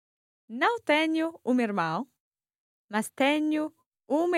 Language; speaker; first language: Portuguese; non-native, learner; English